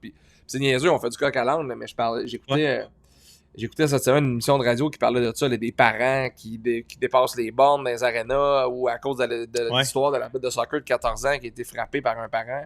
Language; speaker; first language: French; native; French